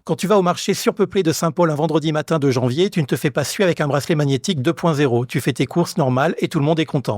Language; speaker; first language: French; native; French